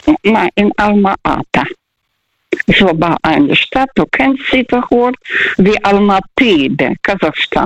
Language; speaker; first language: German; non-native, fluent; Russian